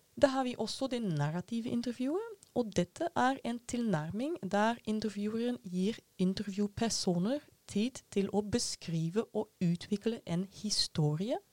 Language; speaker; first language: Norwegian; non-native, fluent; Dutch